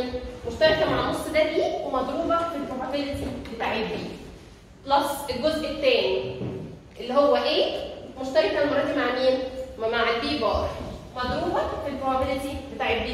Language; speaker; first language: Arabic; native; Arabic